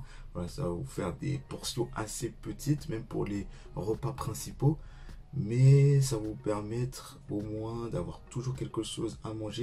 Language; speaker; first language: French; native; French